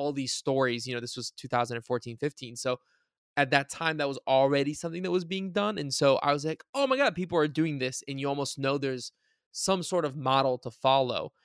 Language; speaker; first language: English; early bilingual, other home language; Bulgarian